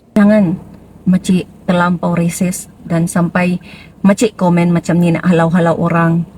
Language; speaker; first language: Malay; non-native, local second language; Tausug